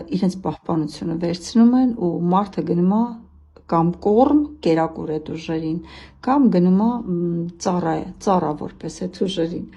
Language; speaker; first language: Armenian; native; Armenian